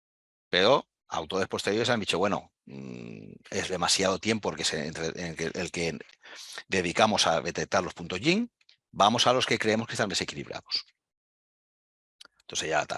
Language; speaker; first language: Spanish; native; Spanish